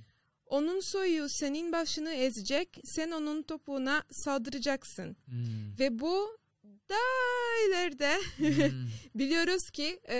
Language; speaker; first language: Turkish; non-native, fluent; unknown